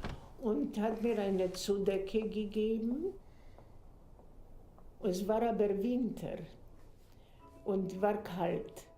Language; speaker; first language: German; non-native, fluent; Polish